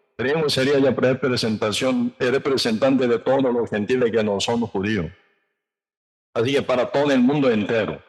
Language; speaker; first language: Spanish; non-native, learner; Korean